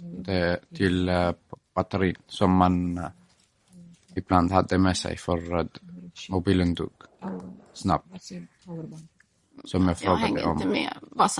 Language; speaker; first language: Swedish; non-native, fluent; Arabic